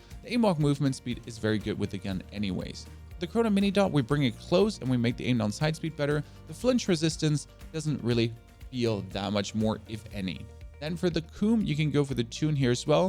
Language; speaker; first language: English; non-native, fluent; German